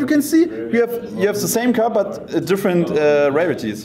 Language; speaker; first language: English; non-native, learner; German